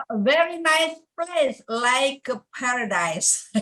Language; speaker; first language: English; non-native, learner; Indonesian